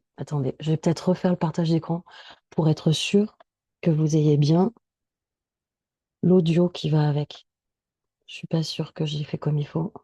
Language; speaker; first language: French; native; French